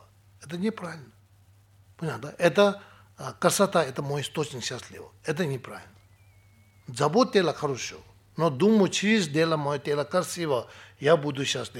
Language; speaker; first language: Russian; non-native, learner; Tibetan